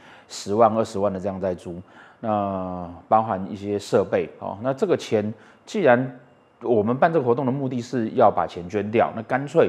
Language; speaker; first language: Chinese; native; Chinese